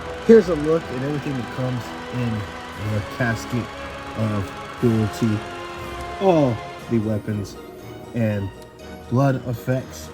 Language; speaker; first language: English; native; English